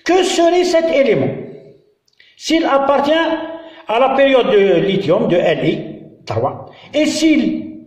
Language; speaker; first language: French; non-native, local second language; Arabic